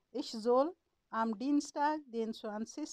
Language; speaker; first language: German; non-native, learner; Urdu